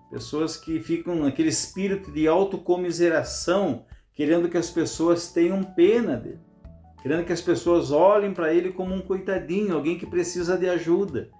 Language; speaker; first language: Portuguese; native; Portuguese